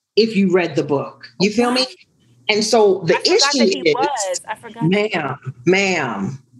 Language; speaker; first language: English; native; English